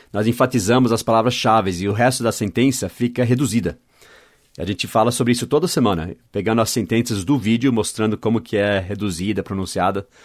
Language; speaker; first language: Portuguese; non-native, fluent; English